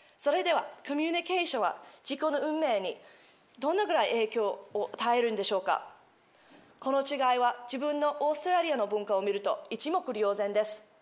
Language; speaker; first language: Japanese; non-native, fluent; English